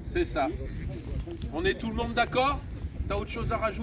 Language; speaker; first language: French; native; French